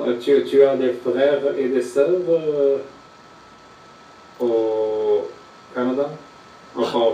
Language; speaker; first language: French; non-native, fluent; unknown